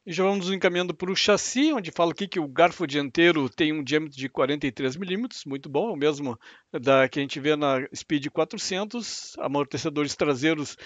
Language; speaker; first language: Portuguese; native; Portuguese